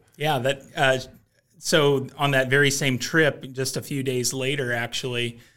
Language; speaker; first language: English; native; English